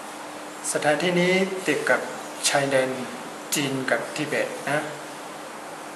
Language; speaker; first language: Thai; non-native, fluent; Burmese